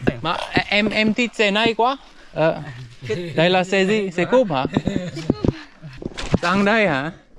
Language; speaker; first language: Vietnamese; non-native, learner; English